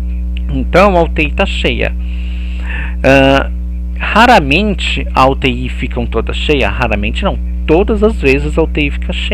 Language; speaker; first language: Portuguese; native; Portuguese